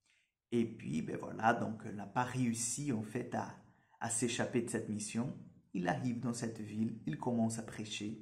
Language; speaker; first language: French; non-native, fluent; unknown